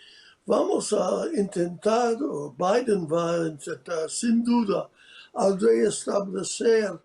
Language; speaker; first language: Spanish; non-native, fluent; English